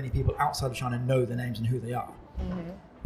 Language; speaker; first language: English; native; English